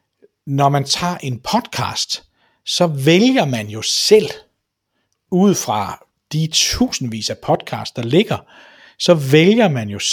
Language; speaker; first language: Danish; native; Danish